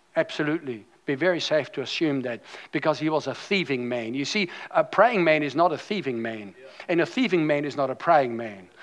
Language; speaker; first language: English; non-native, fluent; German